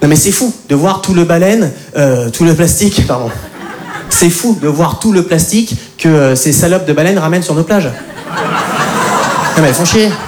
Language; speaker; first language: French; native; French